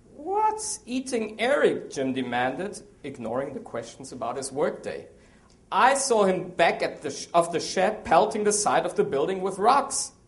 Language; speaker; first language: English; non-native, fluent; German